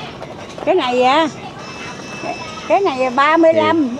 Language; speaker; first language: Vietnamese; native; Vietnamese